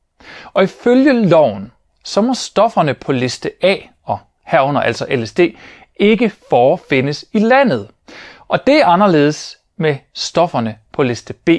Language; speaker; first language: Danish; native; Danish